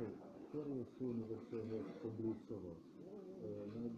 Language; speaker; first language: Polish; non-native, learner; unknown